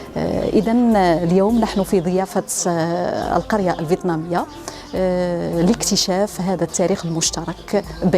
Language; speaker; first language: Arabic; native; Arabic